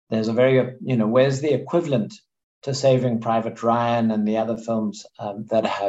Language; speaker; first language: English; native; English